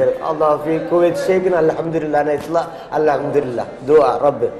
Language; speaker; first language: Arabic; non-native, learner; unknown